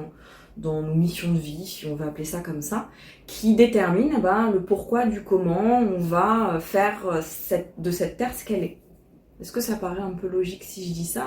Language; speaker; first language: French; native; French